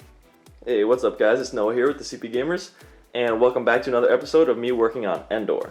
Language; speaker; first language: English; native; English